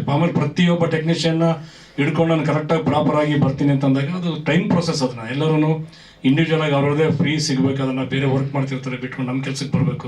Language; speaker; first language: Kannada; native; Kannada